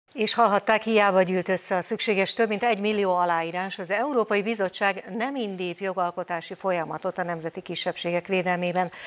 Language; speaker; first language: Hungarian; native; Hungarian